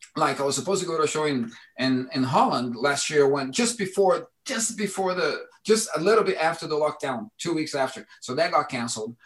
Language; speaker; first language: English; non-native, fluent; Portuguese